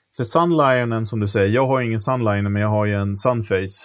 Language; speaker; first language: Swedish; native; Swedish